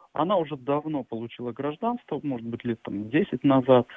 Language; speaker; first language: Russian; native; Russian